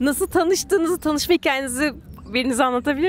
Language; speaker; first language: Turkish; native; Turkish